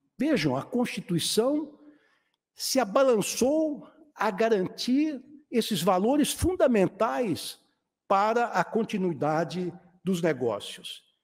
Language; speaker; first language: Portuguese; native; Portuguese